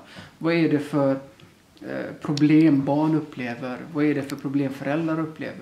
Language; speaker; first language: Swedish; early bilingual, other home language; Somali